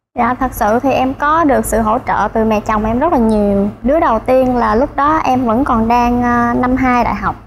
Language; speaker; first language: Vietnamese; early bilingual, other home language; English